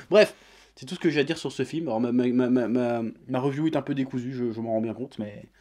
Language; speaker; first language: French; native; French